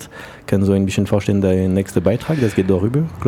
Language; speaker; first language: German; non-native, learner; French